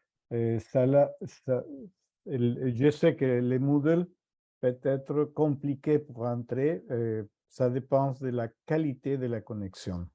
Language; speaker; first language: French; non-native, fluent; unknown